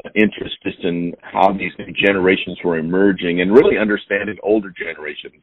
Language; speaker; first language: English; native; English